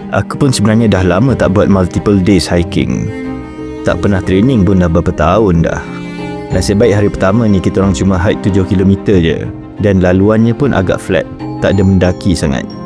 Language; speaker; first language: Malay; native; Malay